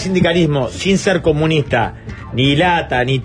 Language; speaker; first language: Spanish; native; Spanish